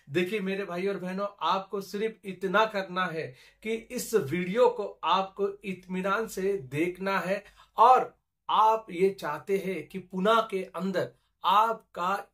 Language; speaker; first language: Hindi; non-native, local second language; Marathi